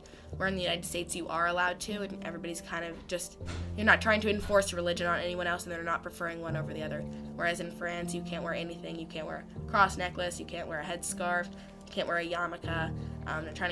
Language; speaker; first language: English; native; English